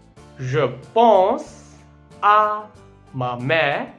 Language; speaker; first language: French; non-native, fluent; Hindi